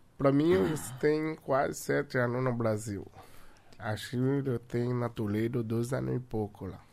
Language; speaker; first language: Portuguese; non-native, learner; Haitian Creole